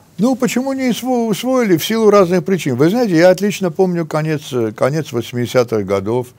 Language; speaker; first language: Russian; non-native, local second language; Armenian